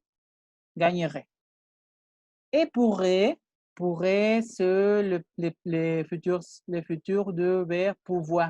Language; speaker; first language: French; non-native, fluent; Spanish